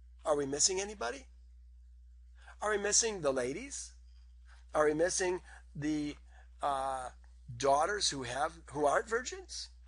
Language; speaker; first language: English; native; English